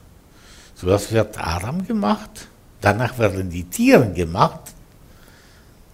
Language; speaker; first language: German; non-native, fluent; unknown